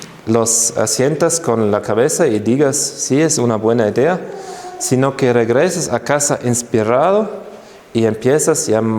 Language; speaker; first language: Spanish; non-native, fluent; German